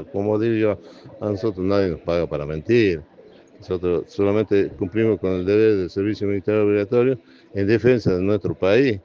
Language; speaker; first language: Spanish; native; Spanish